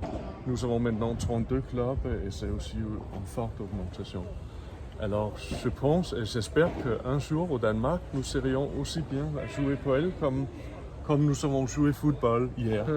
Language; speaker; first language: French; non-native, fluent; Danish